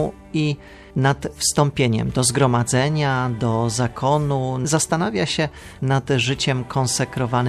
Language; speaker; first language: Polish; native; Polish